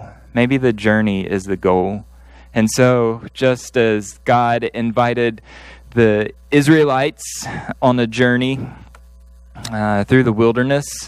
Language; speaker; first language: English; native; English